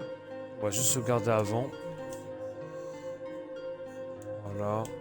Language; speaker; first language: French; native; French